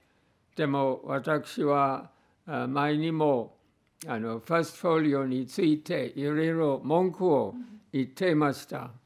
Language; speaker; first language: Japanese; non-native, fluent; English